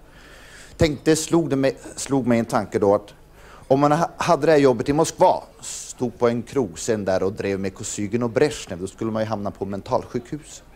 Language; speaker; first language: Swedish; native; Swedish